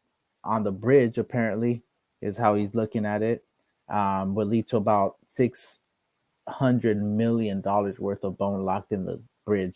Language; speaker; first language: English; native; English